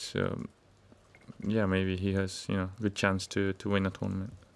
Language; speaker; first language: English; non-native, fluent; Japanese